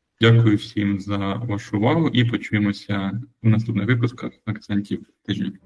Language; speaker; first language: Ukrainian; native; Ukrainian